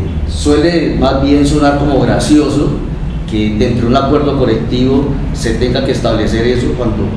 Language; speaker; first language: Spanish; native; Spanish